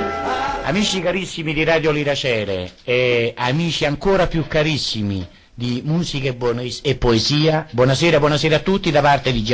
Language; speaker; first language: Italian; native; Italian